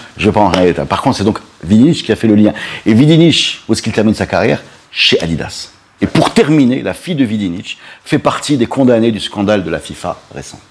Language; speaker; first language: French; non-native, local second language; Arabic